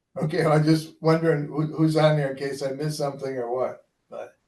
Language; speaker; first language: English; native; English